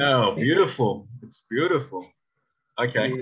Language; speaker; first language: English; non-native, learner; Spanish